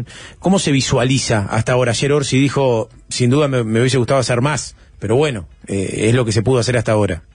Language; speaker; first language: Spanish; native; Spanish